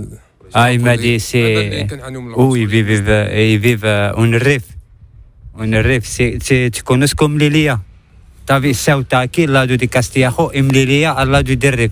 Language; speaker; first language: Spanish; non-native, learner; Arabic